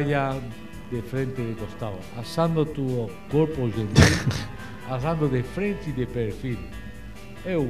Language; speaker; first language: Portuguese; non-native, learner; Spanish